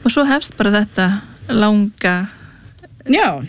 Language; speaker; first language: Icelandic; native; Icelandic